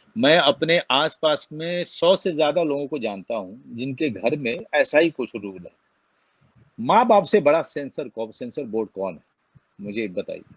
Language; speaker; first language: Hindi; native; Hindi